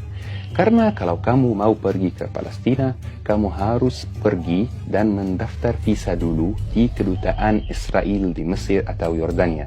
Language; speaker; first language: Indonesian; non-native, fluent; Arabic